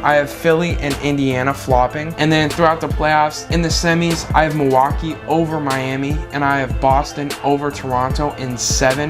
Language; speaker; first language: English; native; English